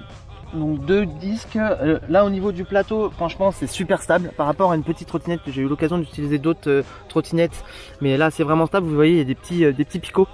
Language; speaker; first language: French; native; French